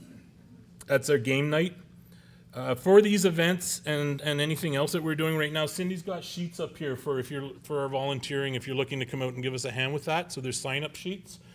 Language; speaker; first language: English; native; English